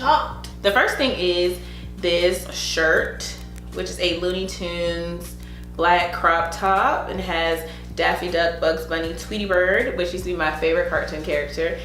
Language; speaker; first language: English; native; English